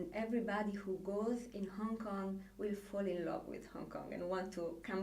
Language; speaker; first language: English; non-native, fluent; Italian